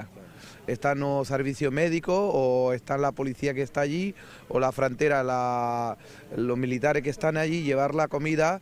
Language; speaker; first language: Spanish; non-native, learner; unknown